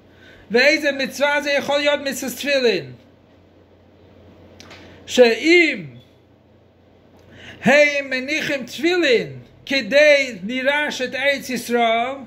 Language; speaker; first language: Hebrew; non-native, fluent; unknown